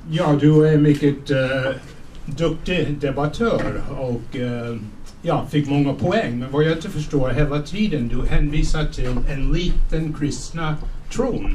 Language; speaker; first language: Swedish; non-native, fluent; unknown